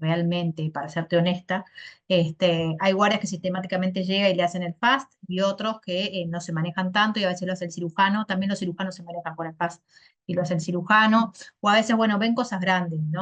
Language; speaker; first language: Spanish; native; Spanish